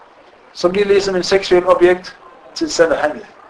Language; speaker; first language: Danish; non-native, fluent; Arabic